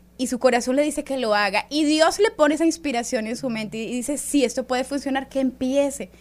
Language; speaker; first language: Spanish; native; Spanish